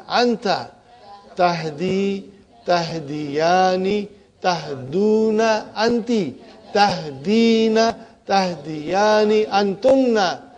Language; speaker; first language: Arabic; non-native, fluent; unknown